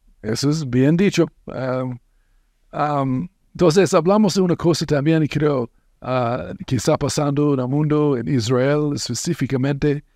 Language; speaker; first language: Spanish; non-native, fluent; English